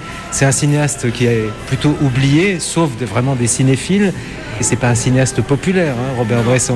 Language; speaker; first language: French; native; French